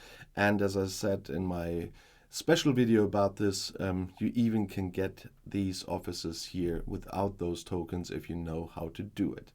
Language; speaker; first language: English; non-native, fluent; German